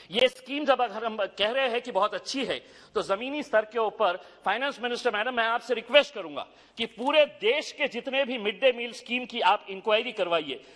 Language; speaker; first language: Hindi; non-native, local second language; Urdu